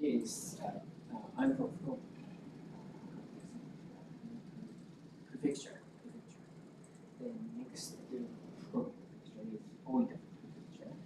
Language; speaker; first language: English; non-native, local second language; Japanese